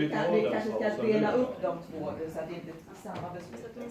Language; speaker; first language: Swedish; native; Swedish